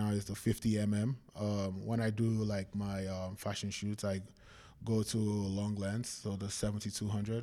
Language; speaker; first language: English; non-native, local second language; Yoruba